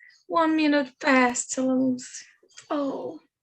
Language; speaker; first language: English; non-native, learner; Portuguese